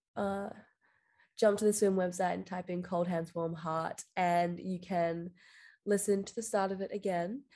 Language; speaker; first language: English; native; English